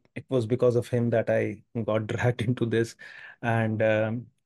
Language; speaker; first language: English; non-native, local second language; Hindi